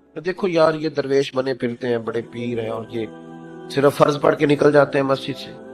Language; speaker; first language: Urdu; non-native, local second language; Punjabi